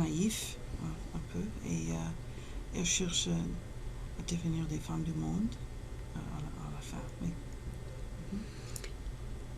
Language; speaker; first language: French; non-native, fluent; English